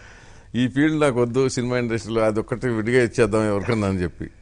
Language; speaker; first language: Telugu; native; Telugu